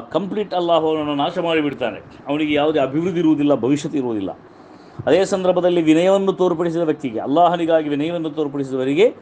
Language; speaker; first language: Kannada; non-native, local second language; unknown